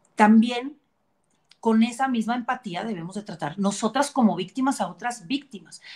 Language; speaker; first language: Spanish; native; Spanish